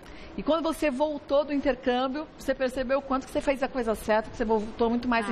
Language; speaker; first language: Portuguese; native; Portuguese